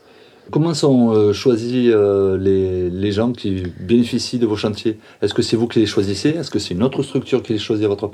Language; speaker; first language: French; native; French